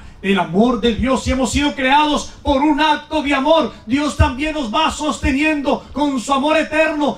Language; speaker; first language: Spanish; native; Spanish